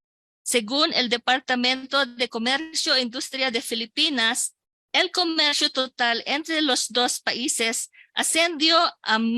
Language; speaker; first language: Spanish; non-native, local second language; Filipino